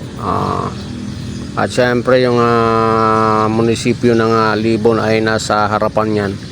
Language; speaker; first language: Filipino; non-native, local second language; Bikol